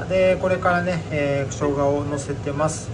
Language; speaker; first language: Japanese; native; Japanese